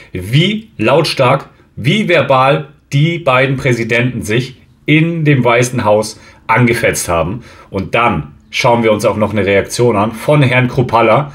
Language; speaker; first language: German; native; German